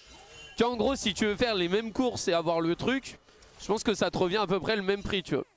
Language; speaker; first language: French; native; French